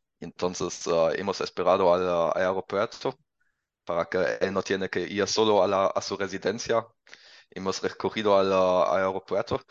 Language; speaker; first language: Spanish; non-native, learner; German